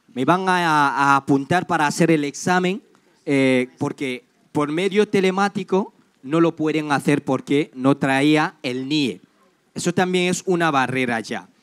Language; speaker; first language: Spanish; non-native, fluent; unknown